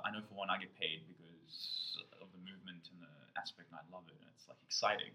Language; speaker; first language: English; native; English